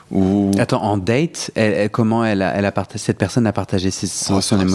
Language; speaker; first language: French; native; French